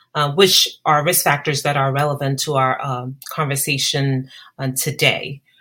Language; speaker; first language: English; non-native, local second language; Akan